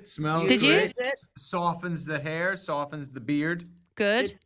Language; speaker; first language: English; native; English